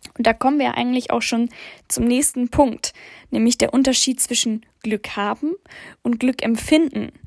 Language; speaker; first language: German; early bilingual, other home language; English